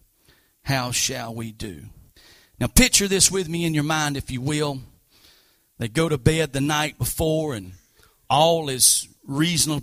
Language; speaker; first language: English; native; English